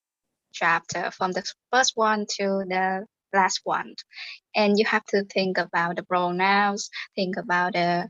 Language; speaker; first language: English; non-native, fluent; Vietnamese